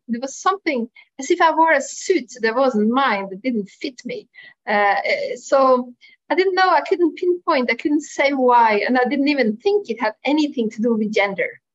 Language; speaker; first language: English; non-native, fluent; Norwegian